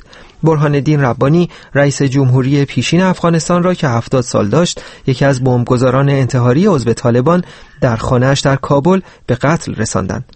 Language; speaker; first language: Persian; native; Persian